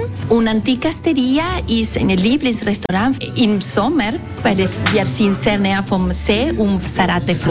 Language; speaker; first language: German; non-native, fluent; Italian